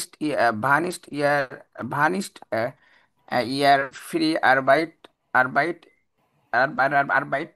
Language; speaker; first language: German; non-native, learner; Bangla